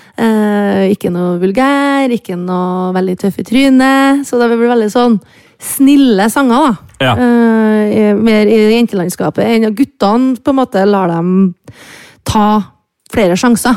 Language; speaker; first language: Norwegian; native; Norwegian